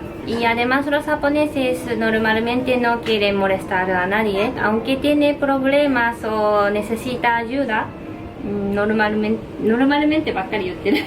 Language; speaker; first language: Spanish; non-native, fluent; Japanese